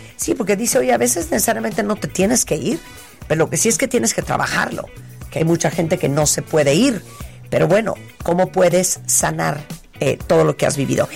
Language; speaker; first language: Spanish; early bilingual, heritage; Spanish